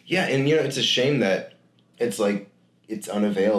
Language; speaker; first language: English; native; English